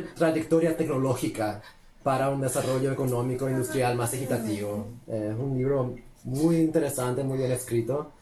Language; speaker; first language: Spanish; early bilingual, heritage; Spanish